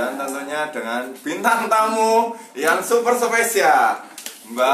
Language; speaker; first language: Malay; non-native, local second language; Javanese